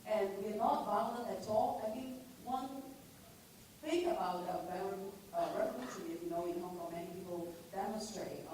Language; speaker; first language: English; non-native, local second language; Chinese